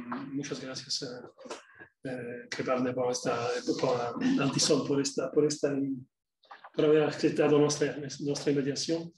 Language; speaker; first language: Spanish; non-native, fluent; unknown